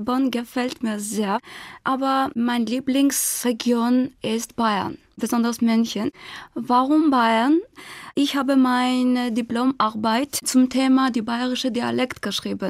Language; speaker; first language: German; non-native, fluent; Armenian